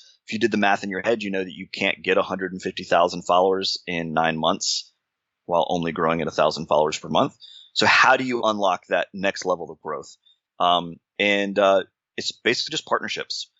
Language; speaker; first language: English; native; English